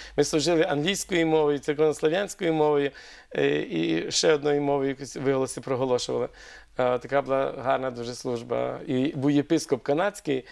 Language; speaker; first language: Ukrainian; native; Ukrainian